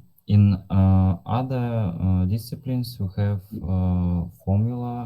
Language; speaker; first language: English; non-native, learner; Russian